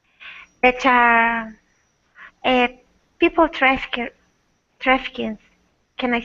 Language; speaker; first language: English; non-native, learner; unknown